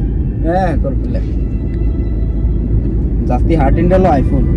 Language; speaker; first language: Malayalam; non-native, learner; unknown